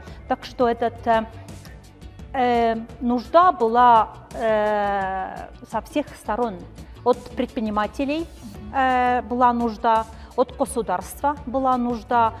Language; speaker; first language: Russian; non-native, fluent; Estonian